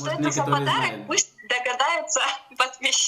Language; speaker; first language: Russian; native; Russian